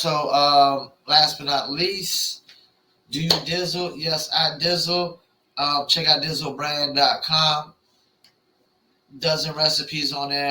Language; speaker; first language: English; native; English